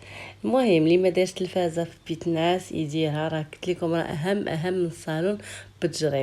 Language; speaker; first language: Arabic; native; Arabic